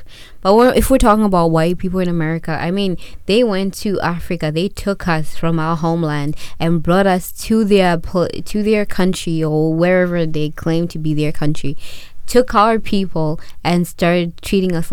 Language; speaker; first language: English; non-native, local second language; Shona